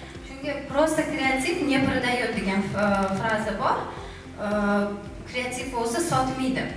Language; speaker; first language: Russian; non-native, local second language; Uzbek